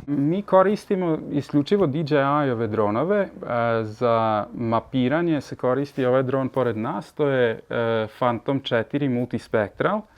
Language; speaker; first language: Serbian; early bilingual, heritage; Serbian